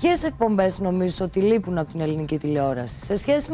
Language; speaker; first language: Greek; native; Greek